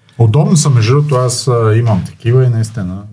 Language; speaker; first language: Bulgarian; native; Bulgarian